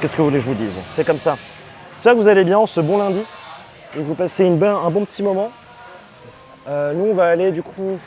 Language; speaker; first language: French; native; French